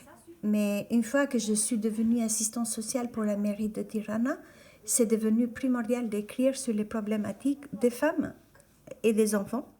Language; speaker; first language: French; non-native, fluent; Albanian